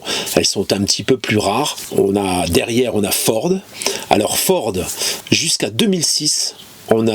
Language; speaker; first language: French; native; French